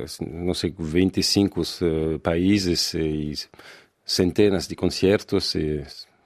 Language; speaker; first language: Spanish; non-native, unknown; French